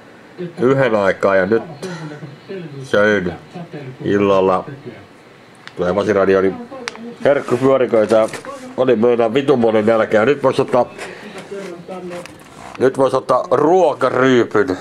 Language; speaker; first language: Finnish; native; Finnish